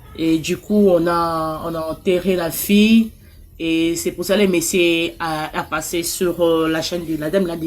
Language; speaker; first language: French; non-native, local second language; Lingala